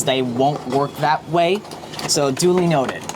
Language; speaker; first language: English; native; English